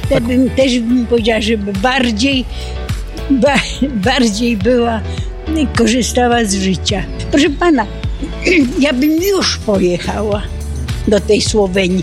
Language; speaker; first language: Polish; native; Polish